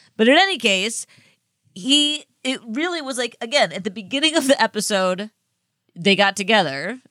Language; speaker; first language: English; native; English